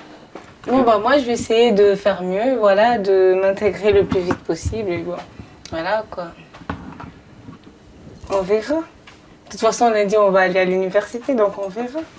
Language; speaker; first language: French; non-native, local second language; Comorian